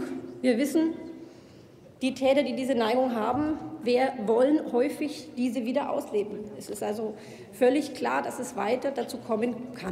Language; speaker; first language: German; native; German